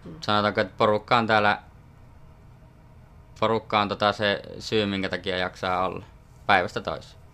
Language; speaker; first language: Finnish; native; Finnish